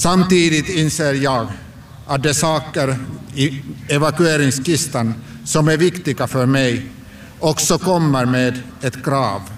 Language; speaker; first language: Swedish; non-native, local second language; Finnish